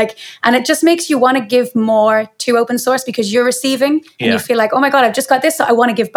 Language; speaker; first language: English; native; English